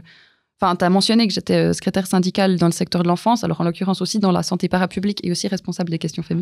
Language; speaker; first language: French; native; French